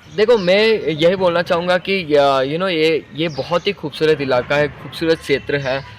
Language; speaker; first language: Hindi; non-native, local second language; Tamil